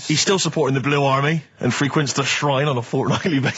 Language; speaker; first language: English; native; English